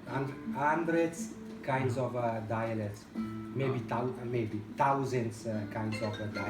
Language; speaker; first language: English; non-native, learner; Italian